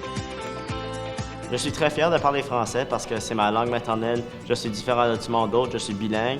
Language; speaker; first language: French; native; French